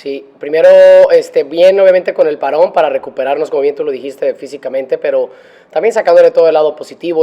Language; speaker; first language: Spanish; native; Spanish